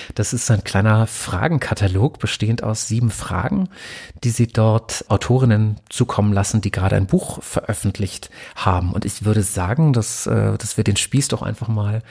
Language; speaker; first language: German; native; German